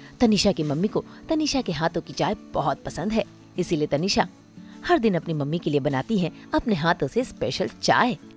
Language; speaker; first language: Hindi; native; Hindi